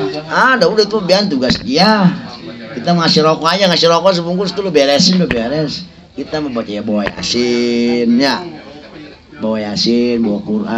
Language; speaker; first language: Indonesian; native; Indonesian